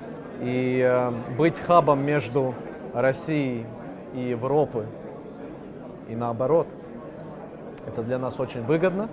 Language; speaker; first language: Russian; non-native, local second language; Latvian